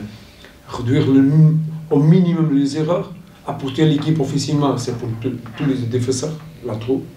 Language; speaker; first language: French; non-native, learner; Portuguese